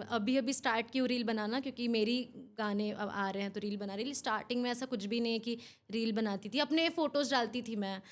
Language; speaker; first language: Hindi; non-native, local second language; Bangla